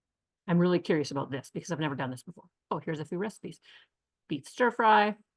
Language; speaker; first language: English; native; English